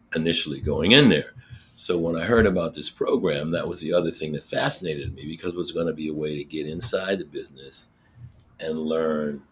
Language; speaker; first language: English; native; English